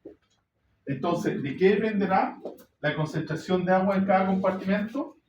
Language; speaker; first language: Spanish; native; Spanish